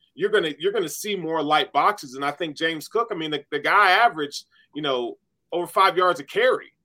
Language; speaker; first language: English; native; English